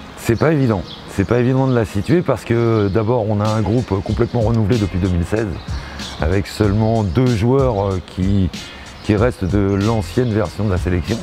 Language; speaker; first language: French; native; French